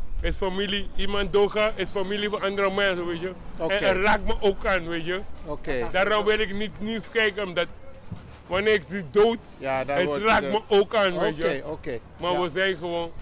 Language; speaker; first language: Dutch; non-native, learner; Papiamento